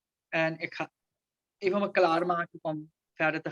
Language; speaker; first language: Dutch; non-native, local second language; Caribbean Hindustani